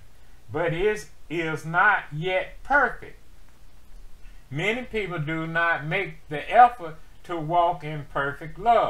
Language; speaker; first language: English; native; English